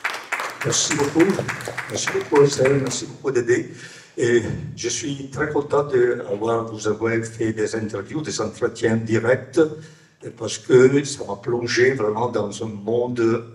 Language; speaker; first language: French; non-native, fluent; Italian